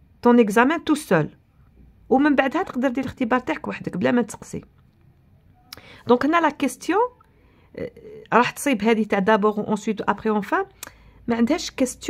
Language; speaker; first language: French; non-native, local second language; Arabic